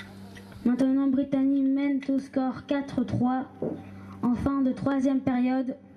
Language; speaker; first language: French; native; French